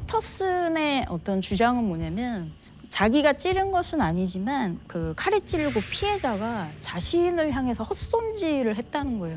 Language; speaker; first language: Korean; native; Korean